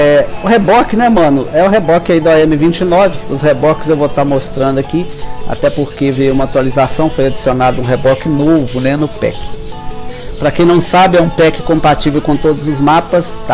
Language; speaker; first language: Portuguese; native; Portuguese